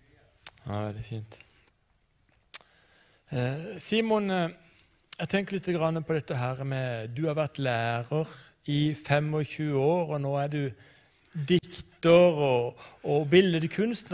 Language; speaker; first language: Norwegian; native; Norwegian